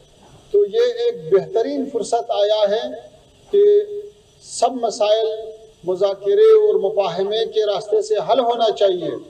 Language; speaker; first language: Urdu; non-native, fluent; Pashto